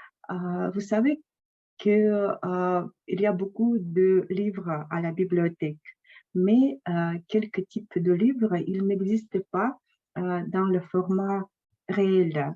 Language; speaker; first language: French; non-native, fluent; Russian